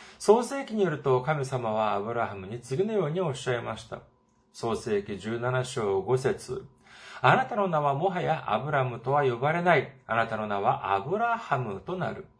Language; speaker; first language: Japanese; non-native, fluent; Korean